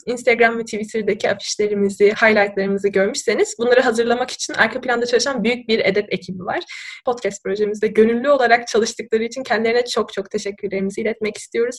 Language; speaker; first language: Turkish; native; Turkish